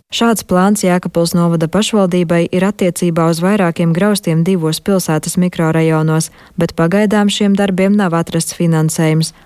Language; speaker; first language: Latvian; native; Latvian